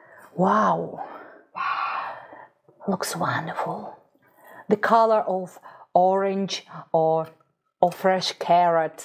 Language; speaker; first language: English; non-native, fluent; Russian